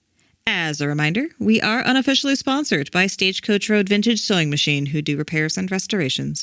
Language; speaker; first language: English; native; English